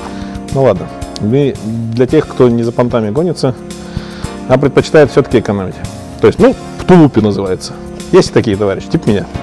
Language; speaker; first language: Russian; native; Russian